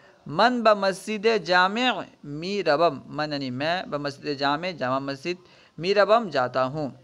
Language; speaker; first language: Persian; non-native, fluent; Urdu